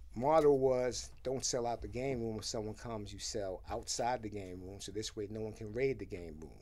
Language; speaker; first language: English; early bilingual, other home language; Haitian Creole